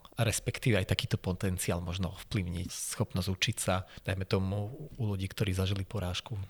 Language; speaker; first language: Slovak; native; Slovak